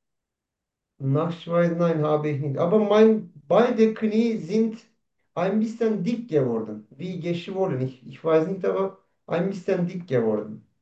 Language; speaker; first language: German; non-native, learner; Turkish